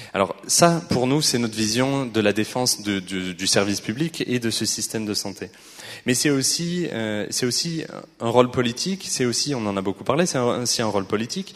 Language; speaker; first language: French; native; French